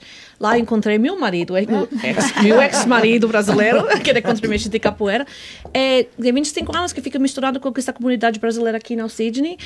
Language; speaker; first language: Portuguese; non-native, fluent; English